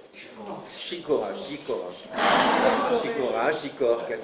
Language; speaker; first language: French; native; French